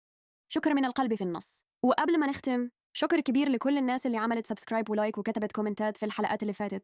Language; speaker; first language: Arabic; native; Arabic